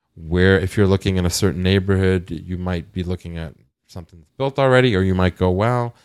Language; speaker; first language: English; native; English